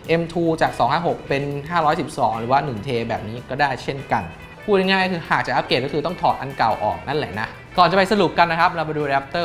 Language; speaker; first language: Thai; native; Thai